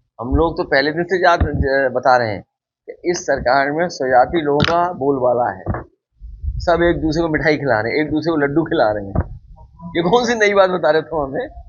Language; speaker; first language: Hindi; native; Hindi